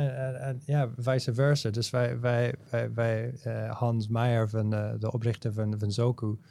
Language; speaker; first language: Dutch; non-native, fluent; English